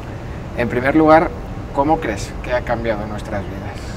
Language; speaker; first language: Spanish; native; Spanish